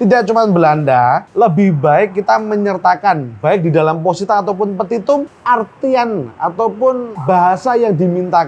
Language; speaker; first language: Indonesian; native; Indonesian